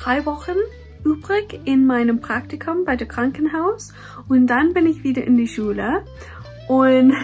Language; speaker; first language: German; non-native, fluent; English